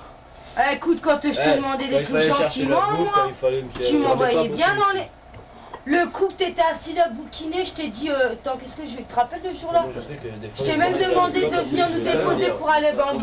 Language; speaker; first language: French; native; French